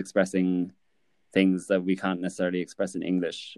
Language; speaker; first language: English; native; English